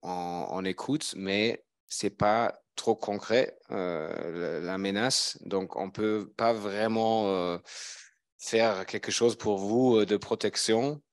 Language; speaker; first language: French; non-native, fluent; German